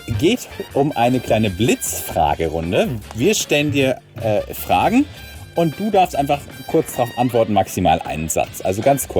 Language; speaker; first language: German; native; German